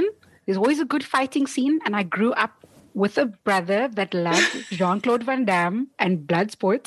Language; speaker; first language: English; non-native, local second language; Afrikaans